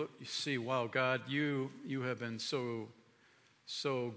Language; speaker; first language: English; native; English